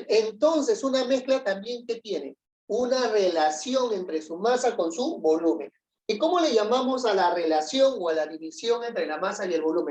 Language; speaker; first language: Spanish; native; Spanish